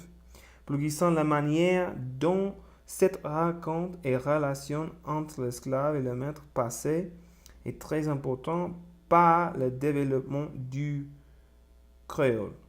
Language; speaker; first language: French; non-native, learner; Spanish